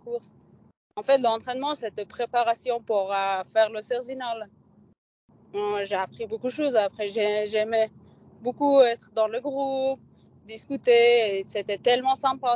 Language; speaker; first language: French; non-native, learner; Persian